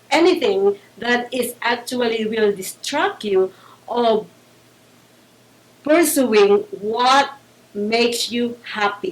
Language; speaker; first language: English; non-native, local second language; Filipino